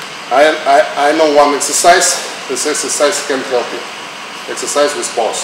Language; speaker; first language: English; non-native, learner; Russian